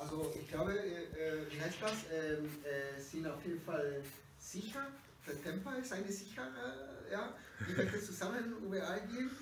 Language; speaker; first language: German; non-native, learner; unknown